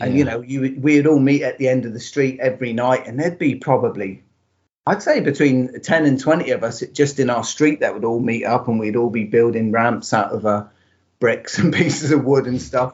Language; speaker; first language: English; native; English